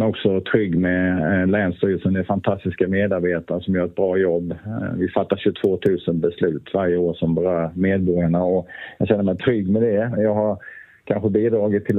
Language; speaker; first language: Swedish; native; Swedish